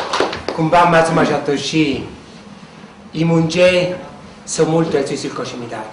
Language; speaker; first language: Korean; non-native, learner; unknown